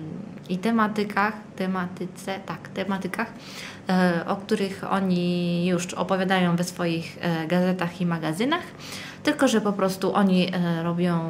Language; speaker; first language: Polish; early bilingual, heritage; Italian